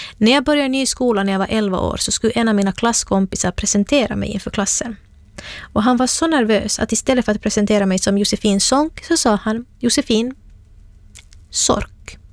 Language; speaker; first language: Swedish; native; Swedish